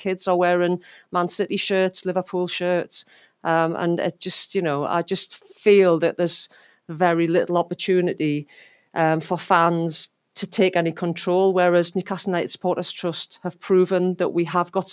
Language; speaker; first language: English; native; English